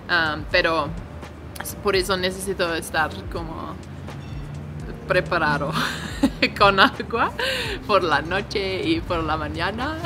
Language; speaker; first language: Spanish; non-native, learner; English